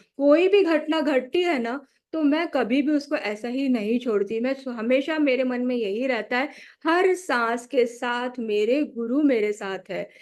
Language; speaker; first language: Hindi; non-native, local second language; Marathi